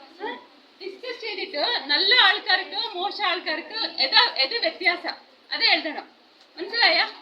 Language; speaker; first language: Malayalam; non-native, learner; Kannada